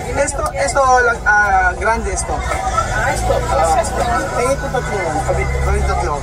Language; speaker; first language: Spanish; non-native, learner; Filipino